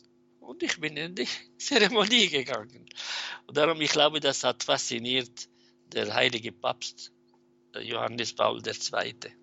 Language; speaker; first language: German; non-native, fluent; Arabic